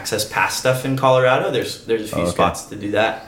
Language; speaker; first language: English; native; English